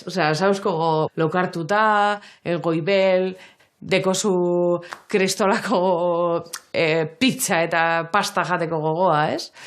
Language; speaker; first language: Basque; native; Basque